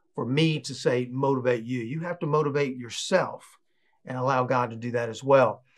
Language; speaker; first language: English; native; English